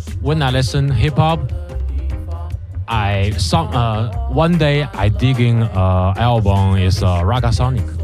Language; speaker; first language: English; non-native, learner; Chinese